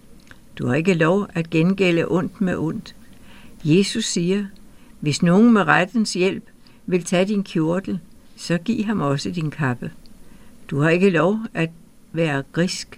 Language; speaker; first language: Danish; native; Danish